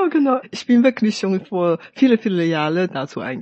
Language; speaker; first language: German; non-native, fluent; Chinese